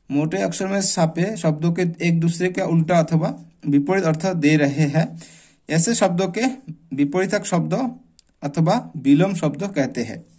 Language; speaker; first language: Hindi; non-native, local second language; Assamese